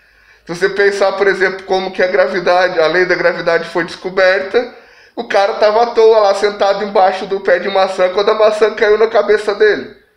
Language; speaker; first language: Portuguese; native; Portuguese